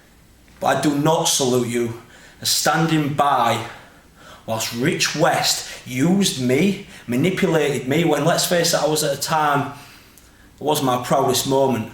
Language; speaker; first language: English; native; English